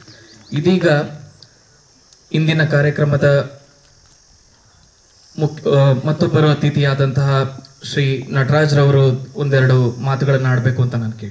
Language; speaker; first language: Kannada; native; Kannada